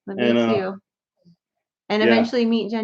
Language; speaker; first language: English; native; English